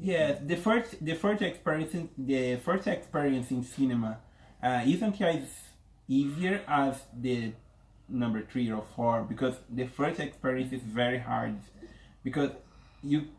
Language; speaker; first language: English; non-native, learner; Portuguese